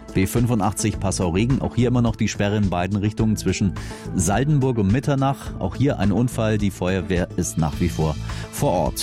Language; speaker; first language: German; native; German